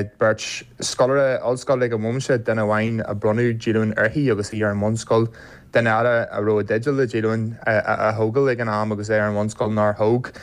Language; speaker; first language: Irish; native; Irish